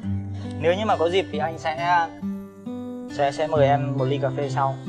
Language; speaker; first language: Vietnamese; native; Vietnamese